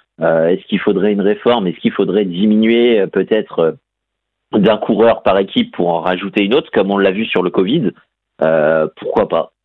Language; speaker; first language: French; native; French